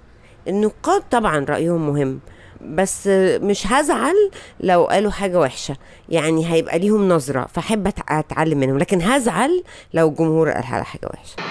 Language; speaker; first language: Arabic; native; Arabic